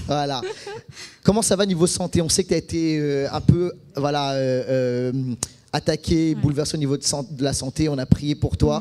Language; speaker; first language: French; native; French